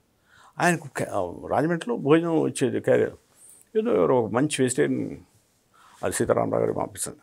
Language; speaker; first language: Telugu; native; Telugu